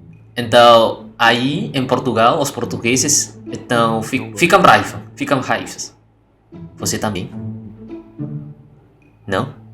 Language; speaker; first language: Portuguese; non-native, learner; Indonesian